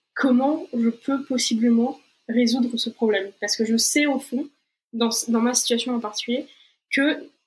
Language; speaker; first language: French; non-native, fluent; Portuguese